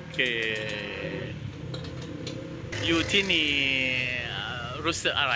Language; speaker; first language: Thai; non-native, learner; Malay